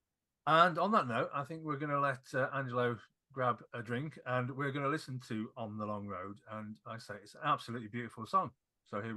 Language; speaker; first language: English; native; English